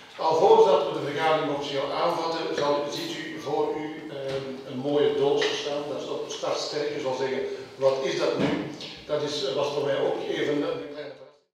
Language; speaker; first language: Dutch; native; Dutch